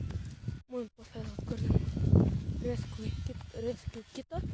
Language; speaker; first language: Bulgarian; native; Bulgarian